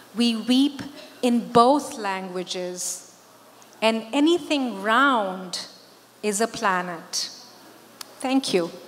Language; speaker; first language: English; non-native, local second language; Urdu